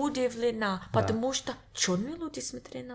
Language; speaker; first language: Russian; non-native, learner; English